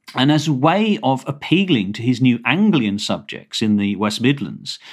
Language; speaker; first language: English; native; English